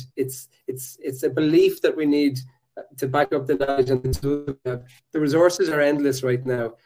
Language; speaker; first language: English; native; English